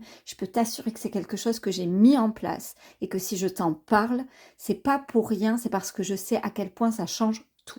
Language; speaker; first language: French; native; French